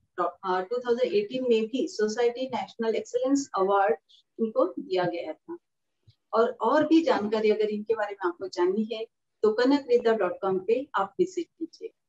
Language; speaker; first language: Hindi; non-native, local second language; Marathi